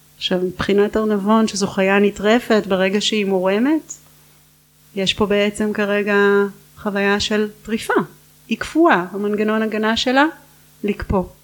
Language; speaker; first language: Hebrew; native; Hebrew